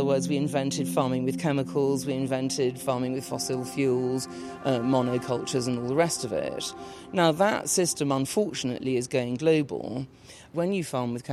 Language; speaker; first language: English; native; English